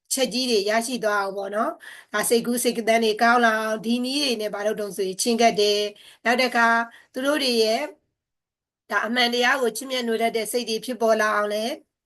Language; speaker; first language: Burmese; native; Burmese